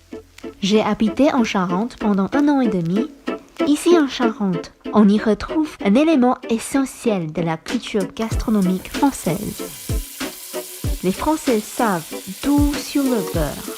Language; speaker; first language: French; non-native, fluent; Chinese